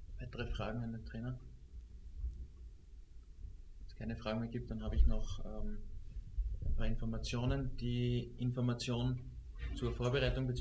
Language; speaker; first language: German; native; German